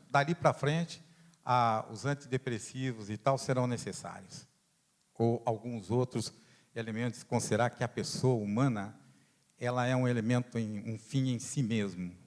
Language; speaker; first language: Portuguese; non-native, fluent; Italian